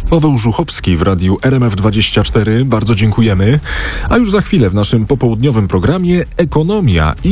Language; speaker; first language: Polish; native; Polish